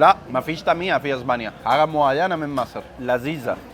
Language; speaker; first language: Arabic; non-native, learner; Spanish